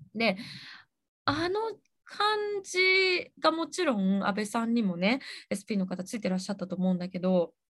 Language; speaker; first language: Japanese; native; Japanese